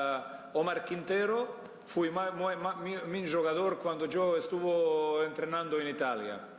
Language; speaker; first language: Spanish; non-native, fluent; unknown